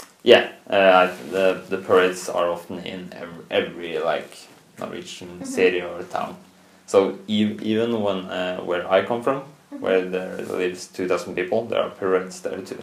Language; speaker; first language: English; non-native, fluent; Norwegian